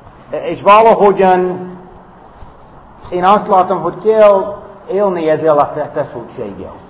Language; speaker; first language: Hungarian; non-native, fluent; English